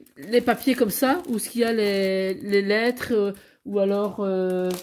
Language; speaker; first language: French; native; French